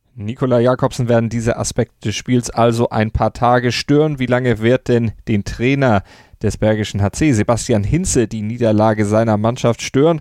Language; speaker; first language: German; native; German